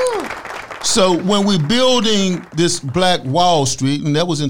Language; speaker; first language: English; native; English